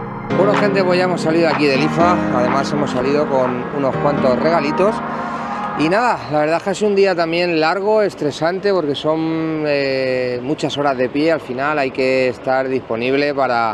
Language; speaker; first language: Spanish; native; Spanish